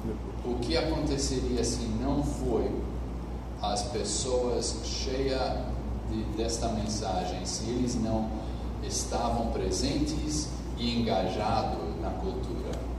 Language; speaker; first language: Portuguese; non-native, fluent; English